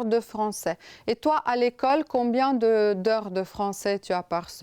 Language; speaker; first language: French; non-native, fluent; Romanian